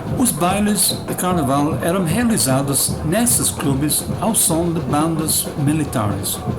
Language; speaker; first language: Portuguese; non-native, fluent; English